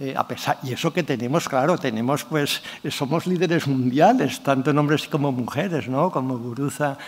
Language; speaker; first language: Spanish; non-native, local second language; Catalan